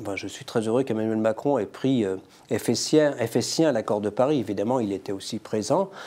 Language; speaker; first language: French; native; French